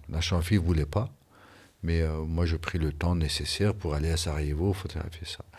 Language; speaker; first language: French; non-native, fluent; Persian